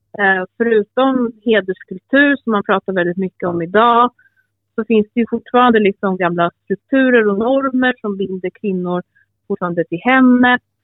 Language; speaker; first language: Swedish; early bilingual, other home language; Albanian